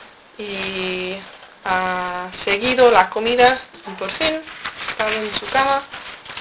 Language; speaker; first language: Spanish; non-native, learner; English